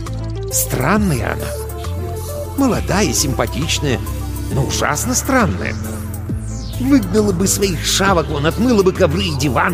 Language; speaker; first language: Russian; native; Russian